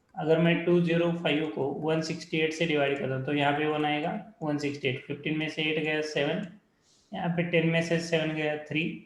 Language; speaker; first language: Hindi; non-native, local second language; Marathi